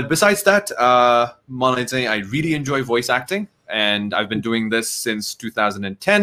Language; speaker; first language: English; non-native, local second language; Nepali